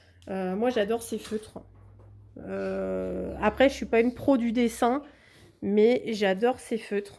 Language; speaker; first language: French; native; French